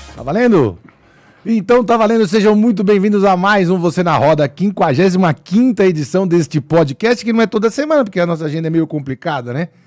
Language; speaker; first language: Portuguese; native; Portuguese